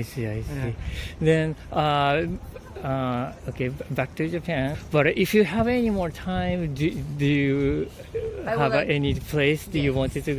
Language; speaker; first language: English; non-native, learner; Japanese